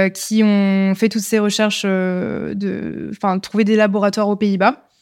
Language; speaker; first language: French; native; French